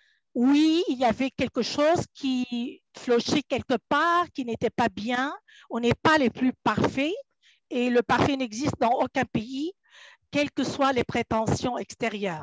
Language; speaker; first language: French; non-native, fluent; Arabic